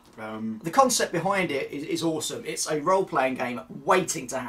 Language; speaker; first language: English; native; English